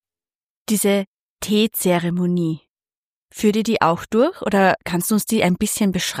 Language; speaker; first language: German; native; German